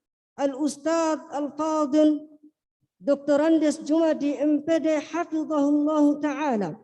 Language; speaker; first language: Arabic; non-native, fluent; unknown